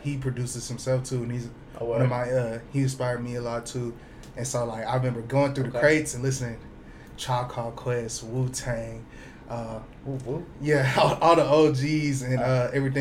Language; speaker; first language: English; native; English